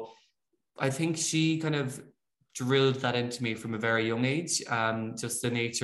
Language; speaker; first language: English; native; English